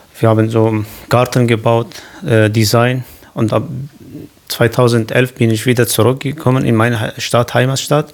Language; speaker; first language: German; non-native, learner; Kurdish